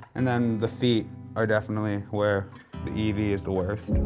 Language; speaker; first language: English; native; English